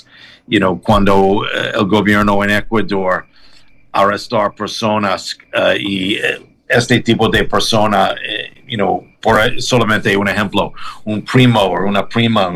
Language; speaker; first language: Spanish; non-native, learner; English